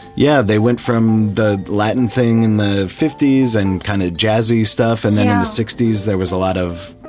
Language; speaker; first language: English; native; English